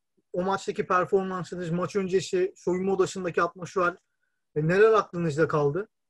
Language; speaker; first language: Turkish; native; Turkish